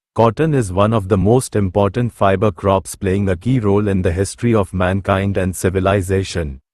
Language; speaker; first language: English; non-native, local second language; Gujarati